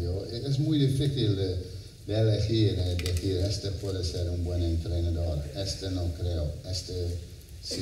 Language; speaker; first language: Spanish; non-native, fluent; English